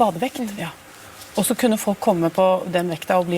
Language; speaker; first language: Norwegian; native; Norwegian